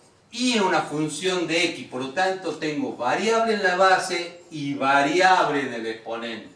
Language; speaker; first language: Spanish; native; Spanish